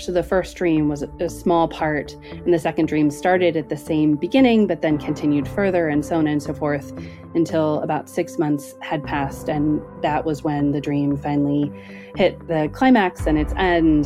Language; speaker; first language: English; native; English